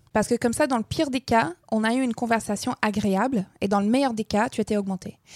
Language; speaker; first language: French; non-native, fluent; English